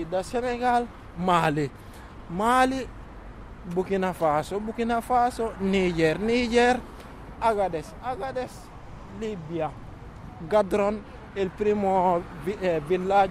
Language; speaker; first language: Italian; non-native, learner; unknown